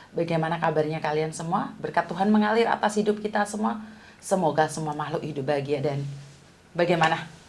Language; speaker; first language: Indonesian; non-native, local second language; Javanese